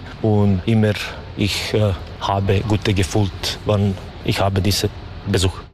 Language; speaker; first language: German; non-native, learner; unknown